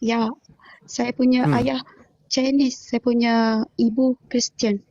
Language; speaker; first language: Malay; non-native, local second language; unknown